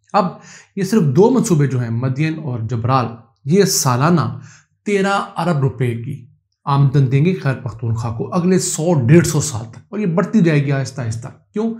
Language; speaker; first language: Urdu; native; Urdu